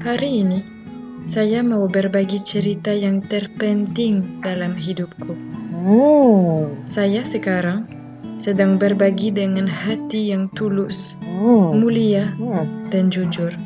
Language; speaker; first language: Indonesian; non-native, fluent; French